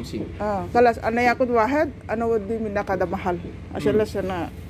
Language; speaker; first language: Arabic; non-native, learner; Filipino